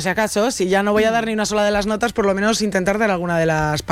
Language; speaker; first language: Spanish; native; Spanish